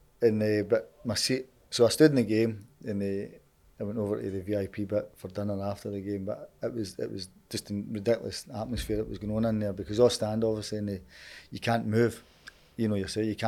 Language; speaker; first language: English; native; English